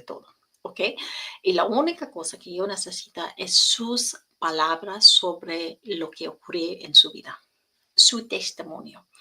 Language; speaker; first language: Spanish; non-native, learner; English